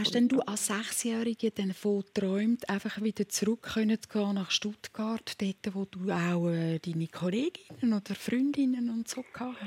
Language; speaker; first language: German; native; German